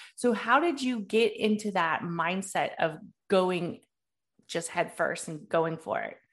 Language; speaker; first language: English; early bilingual, other home language; Spanish